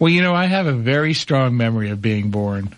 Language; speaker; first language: English; native; English